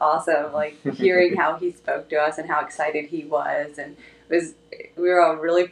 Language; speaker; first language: English; native; English